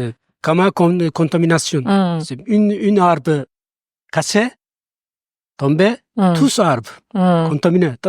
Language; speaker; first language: French; non-native, learner; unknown